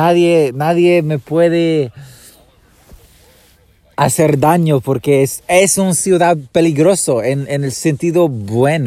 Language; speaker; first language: Spanish; non-native, fluent; English